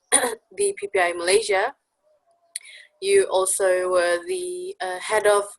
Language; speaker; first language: English; non-native, fluent; Indonesian